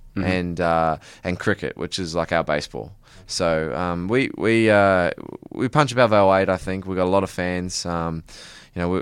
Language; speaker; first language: English; native; English